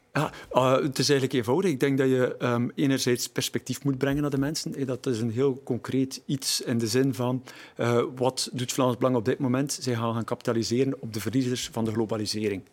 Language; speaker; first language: Dutch; native; Dutch